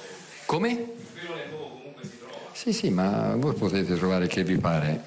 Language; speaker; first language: Italian; native; Italian